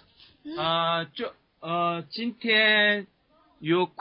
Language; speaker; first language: Chinese; non-native, learner; Korean